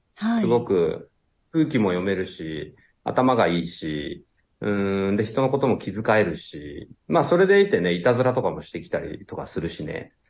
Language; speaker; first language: Japanese; native; Japanese